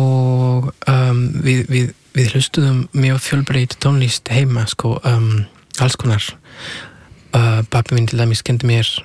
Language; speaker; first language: Icelandic; non-native, fluent; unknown